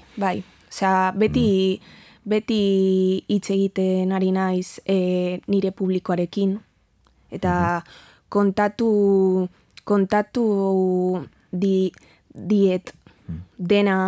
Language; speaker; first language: Basque; non-native, learner; Spanish